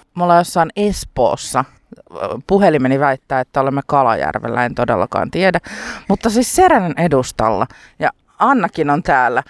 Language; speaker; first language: Finnish; native; Finnish